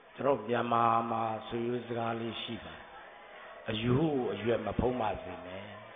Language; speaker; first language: Burmese; non-native, local second language; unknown